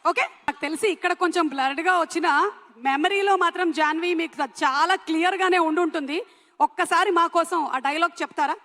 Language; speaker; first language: Telugu; native; Telugu